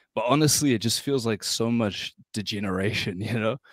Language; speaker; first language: English; native; English